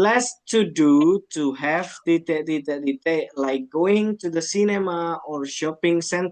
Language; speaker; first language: English; non-native, fluent; Indonesian